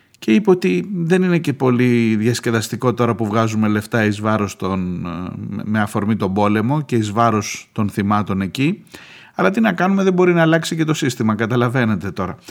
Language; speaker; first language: Greek; native; Greek